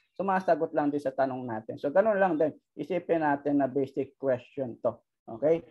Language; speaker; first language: Filipino; native; Filipino